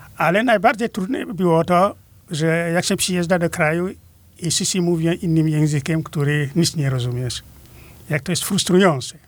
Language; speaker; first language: Polish; non-native, fluent; Fula